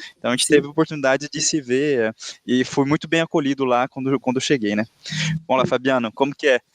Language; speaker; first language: Portuguese; native; Portuguese